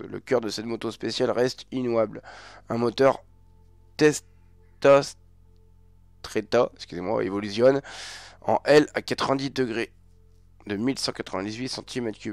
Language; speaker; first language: French; native; French